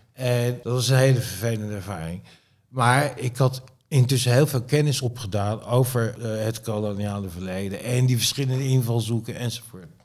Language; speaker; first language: Dutch; native; Dutch